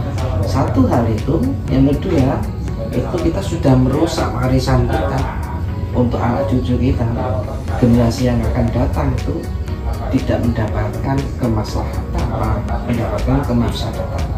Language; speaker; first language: Indonesian; native; Indonesian